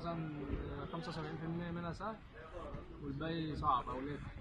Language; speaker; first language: Arabic; native; Arabic